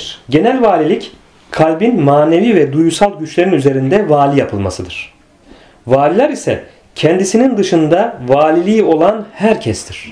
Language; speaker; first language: Turkish; native; Turkish